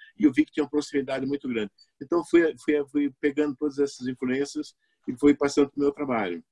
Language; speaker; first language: Portuguese; native; Portuguese